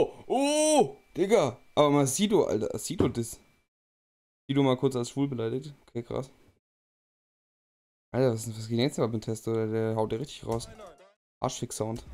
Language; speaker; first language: German; native; German